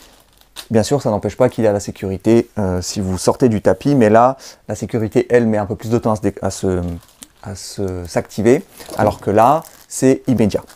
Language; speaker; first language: French; native; French